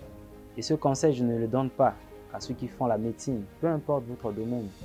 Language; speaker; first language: French; non-native, local second language; Sango